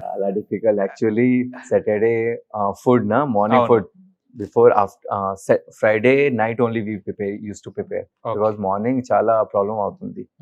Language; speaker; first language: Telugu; non-native, learner; Hindi